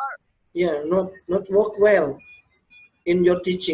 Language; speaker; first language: English; non-native, learner; Indonesian